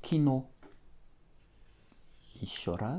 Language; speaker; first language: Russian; non-native, fluent; French